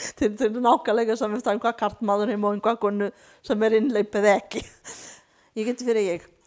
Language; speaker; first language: Icelandic; non-native, learner; Portuguese